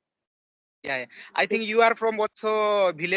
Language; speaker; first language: English; non-native, learner; Odia